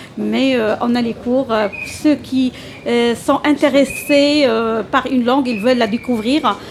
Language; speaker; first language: French; non-native, local second language; Arabic